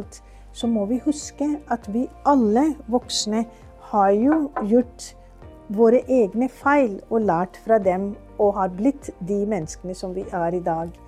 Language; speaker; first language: Norwegian; non-native, fluent; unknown